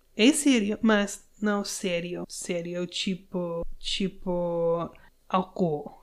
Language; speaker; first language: Portuguese; non-native, learner; English